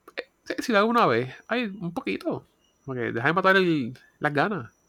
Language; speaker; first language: Spanish; native; Spanish